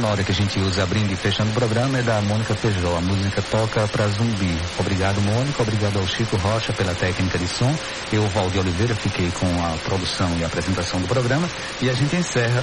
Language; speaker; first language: Portuguese; native; Portuguese